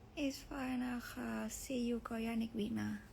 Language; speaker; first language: English; non-native, learner; Thai